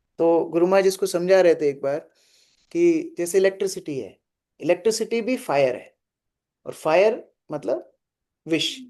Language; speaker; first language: Hindi; native; Hindi